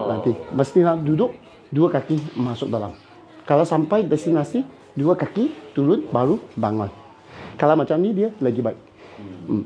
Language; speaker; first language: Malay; non-native, local second language; Cantonese